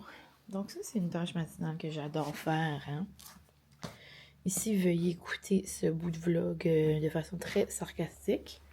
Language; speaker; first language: French; native; French